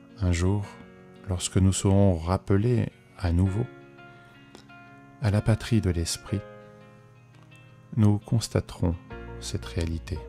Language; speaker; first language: French; native; French